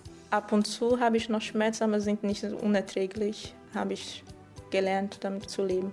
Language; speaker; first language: German; non-native, fluent; Portuguese